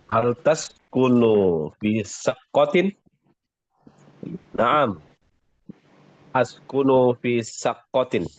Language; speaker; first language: Arabic; non-native, learner; Indonesian